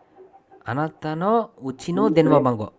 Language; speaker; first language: Japanese; non-native, fluent; Kannada